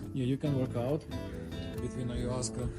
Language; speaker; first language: English; non-native, fluent; Russian